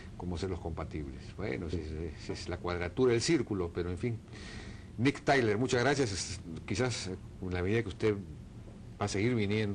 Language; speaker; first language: Spanish; native; Spanish